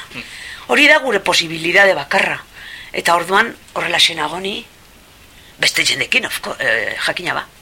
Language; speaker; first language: Basque; non-native, local second language; Spanish